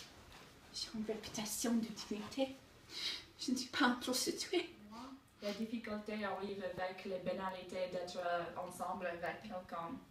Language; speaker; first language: French; non-native, learner; English